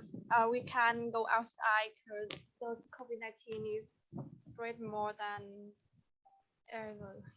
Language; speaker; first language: English; non-native, learner; Vietnamese